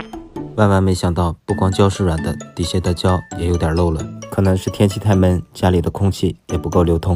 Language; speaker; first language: Chinese; native; Chinese